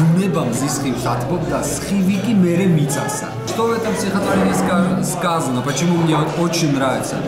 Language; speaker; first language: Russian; non-native, fluent; Georgian